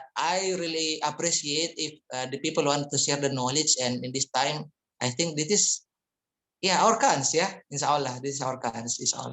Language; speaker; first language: English; non-native, fluent; Indonesian